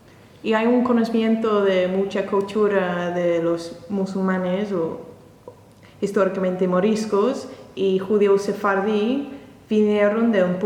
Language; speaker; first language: Spanish; non-native, learner; English